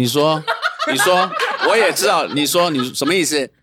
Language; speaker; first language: Chinese; native; Chinese